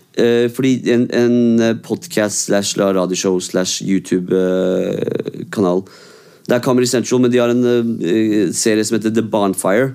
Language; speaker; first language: Norwegian; early bilingual, other home language; Kurdish